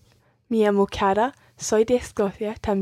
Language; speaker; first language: Spanish; non-native, learner; English